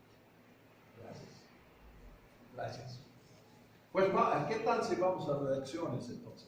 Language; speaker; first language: Spanish; non-native, fluent; English